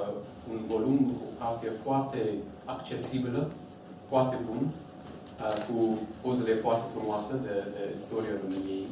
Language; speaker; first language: Romanian; non-native, fluent; English